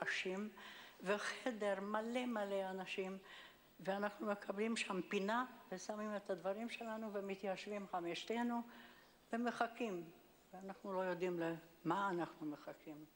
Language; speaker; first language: Hebrew; non-native, fluent; Hungarian